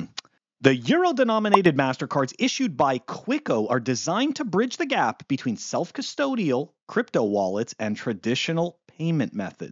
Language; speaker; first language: English; native; English